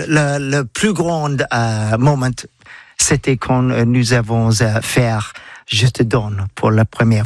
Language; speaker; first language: French; non-native, learner; English